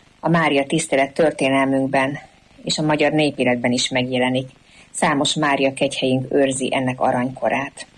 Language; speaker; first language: Hungarian; native; Hungarian